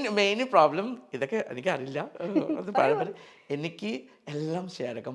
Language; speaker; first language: Malayalam; non-native, fluent; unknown